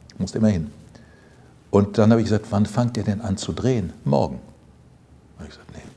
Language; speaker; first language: German; native; German